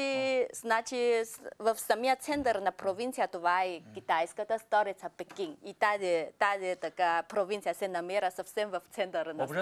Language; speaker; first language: Bulgarian; non-native, fluent; Chinese